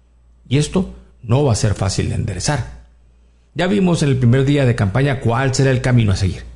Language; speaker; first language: Spanish; native; Spanish